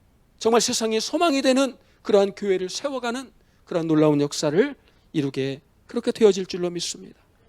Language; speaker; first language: Korean; native; Korean